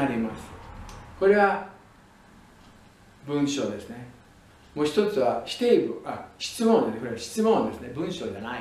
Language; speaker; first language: Japanese; non-native, fluent; English